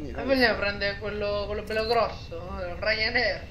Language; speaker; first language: Italian; native; Italian